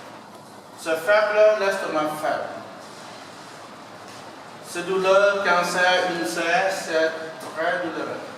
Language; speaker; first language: French; non-native, learner; Vietnamese